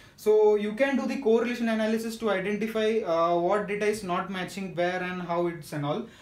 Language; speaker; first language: English; non-native, local second language; Marathi